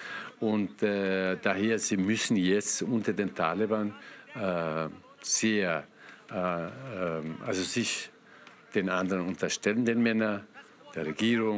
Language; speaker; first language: German; non-native, fluent; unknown